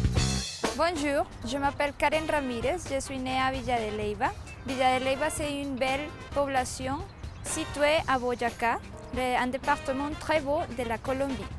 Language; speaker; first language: French; non-native, fluent; Spanish